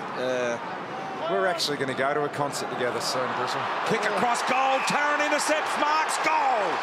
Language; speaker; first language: English; native; English